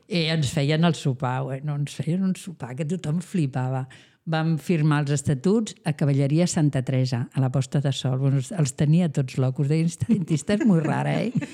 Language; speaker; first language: Catalan; non-native, local second language; Spanish